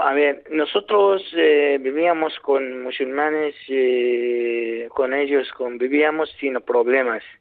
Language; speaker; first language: Spanish; non-native, learner; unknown